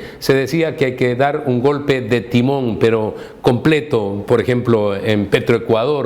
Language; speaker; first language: Spanish; native; Spanish